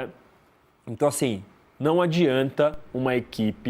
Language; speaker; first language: Portuguese; native; Portuguese